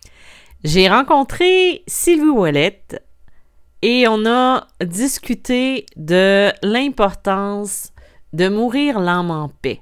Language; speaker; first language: French; native; French